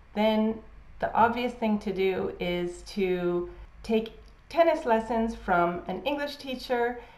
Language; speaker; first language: English; native; English